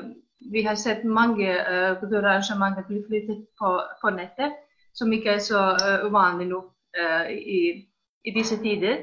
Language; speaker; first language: Danish; non-native, fluent; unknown